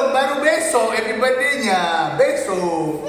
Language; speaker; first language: Indonesian; native; Indonesian